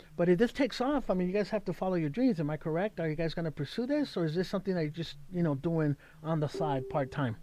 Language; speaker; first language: English; native; English